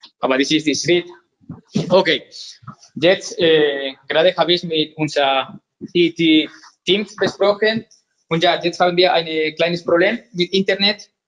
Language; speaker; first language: German; non-native, learner; Spanish